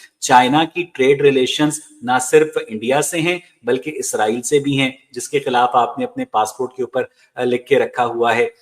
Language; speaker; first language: Urdu; native; Urdu